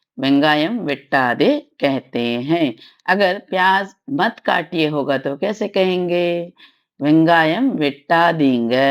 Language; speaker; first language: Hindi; non-native, local second language; Tamil